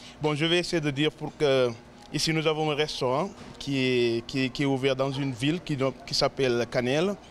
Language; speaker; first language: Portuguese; non-native, learner; Wolof